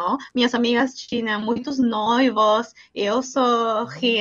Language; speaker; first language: Portuguese; non-native, learner; Spanish